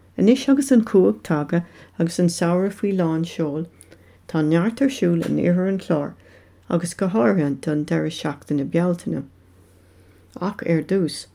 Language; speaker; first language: Irish; non-native, local second language; English